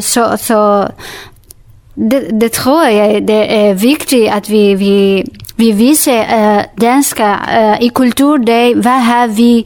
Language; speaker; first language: Danish; non-native, learner; Kurdish